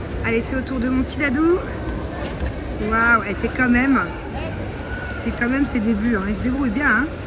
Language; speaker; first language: French; native; French